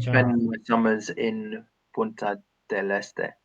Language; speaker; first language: Spanish; non-native, learner; English